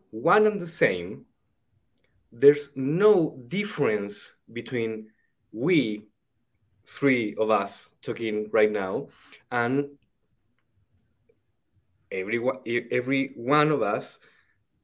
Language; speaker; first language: English; non-native, fluent; Spanish